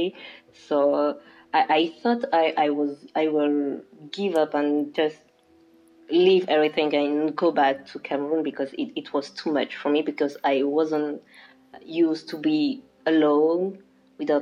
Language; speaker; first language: English; non-native, local second language; French